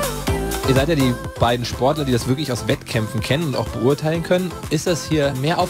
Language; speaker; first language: German; native; German